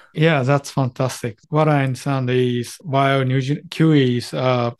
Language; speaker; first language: English; non-native, fluent; Japanese